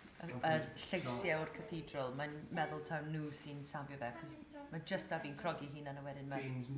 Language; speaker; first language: Welsh; native; Welsh